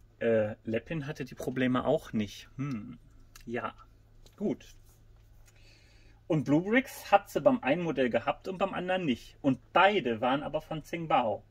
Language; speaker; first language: German; native; German